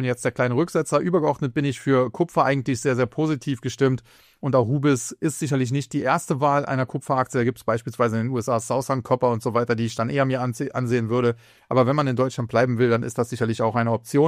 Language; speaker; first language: German; native; German